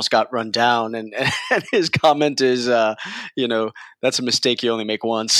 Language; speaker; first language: English; early bilingual, other home language; Spanish